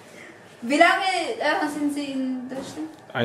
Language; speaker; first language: German; non-native, learner; Cebuano